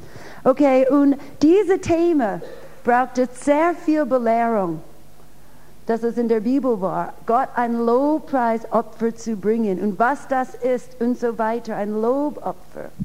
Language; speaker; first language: German; non-native, fluent; English